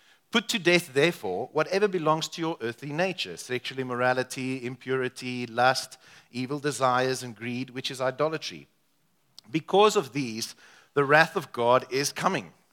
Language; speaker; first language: English; non-native, local second language; Afrikaans